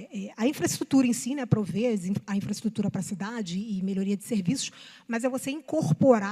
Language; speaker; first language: Portuguese; native; Portuguese